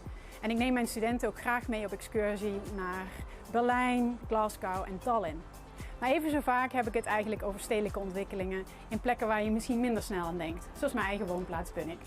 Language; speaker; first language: Dutch; native; Dutch